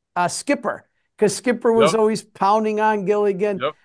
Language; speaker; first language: English; native; English